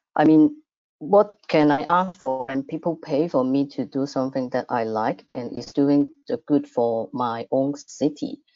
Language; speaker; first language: English; non-native, fluent; Cantonese